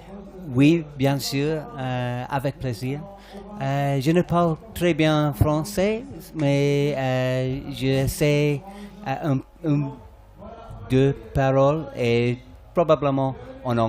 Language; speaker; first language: French; non-native, learner; English